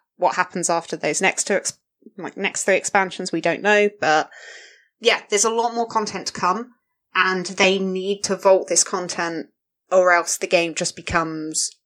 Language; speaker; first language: English; native; English